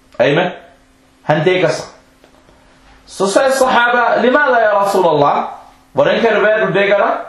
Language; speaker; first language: Danish; early bilingual, other home language; Arabic